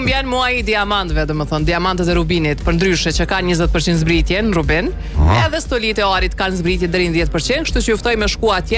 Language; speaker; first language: Albanian; native; Albanian